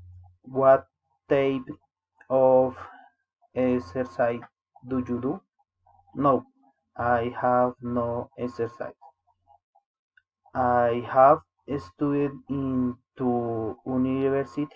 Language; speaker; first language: English; non-native, learner; Spanish